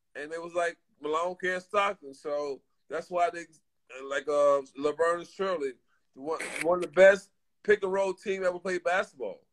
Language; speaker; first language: English; native; English